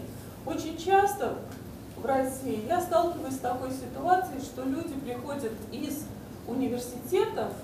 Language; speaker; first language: Russian; native; Russian